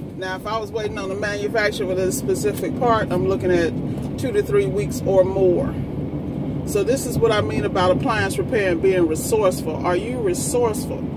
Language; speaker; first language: English; native; English